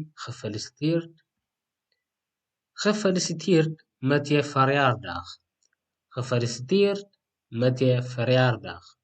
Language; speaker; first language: Dutch; non-native, fluent; Tigrinya